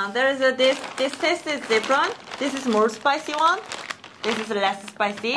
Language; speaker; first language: English; non-native, learner; Korean